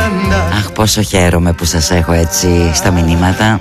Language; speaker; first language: Greek; native; Greek